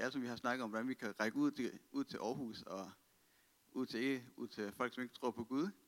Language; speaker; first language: Danish; native; Danish